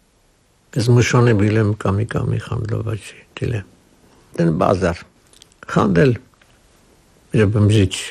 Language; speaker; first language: Polish; non-native, learner; Armenian